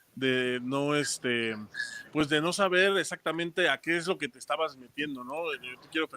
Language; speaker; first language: Spanish; native; Spanish